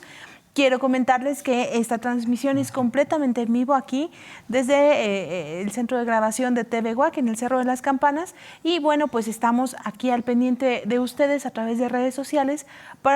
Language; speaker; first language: Spanish; native; Spanish